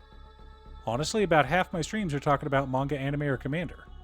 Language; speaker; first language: English; native; English